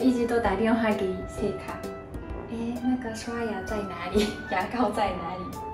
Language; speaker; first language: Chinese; non-native, fluent; Japanese